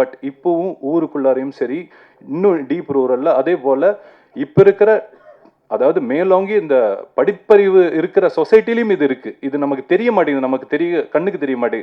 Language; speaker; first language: Tamil; native; Tamil